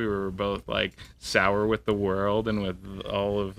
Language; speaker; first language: English; native; English